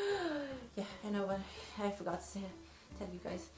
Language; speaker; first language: English; non-native, fluent; Swedish